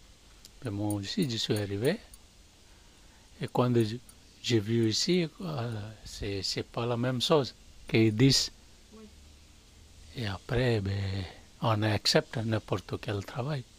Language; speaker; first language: French; non-native, learner; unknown